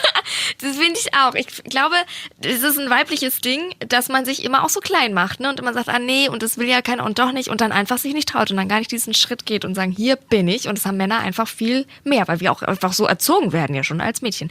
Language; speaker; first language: German; native; German